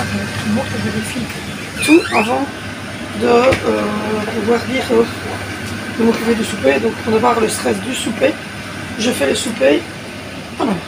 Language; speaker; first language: French; native; French